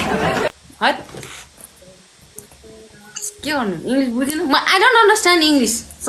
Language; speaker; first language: English; non-native, learner; Nepali